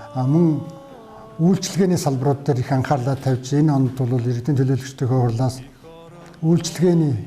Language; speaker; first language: Mongolian; native; Mongolian